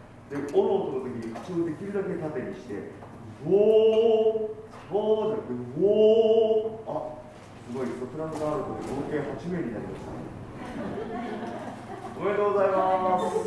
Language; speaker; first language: Japanese; native; Japanese